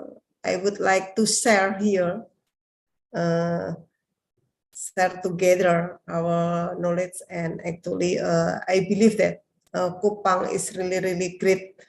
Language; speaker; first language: English; non-native, learner; Indonesian